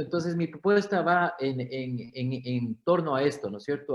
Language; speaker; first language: Spanish; native; Spanish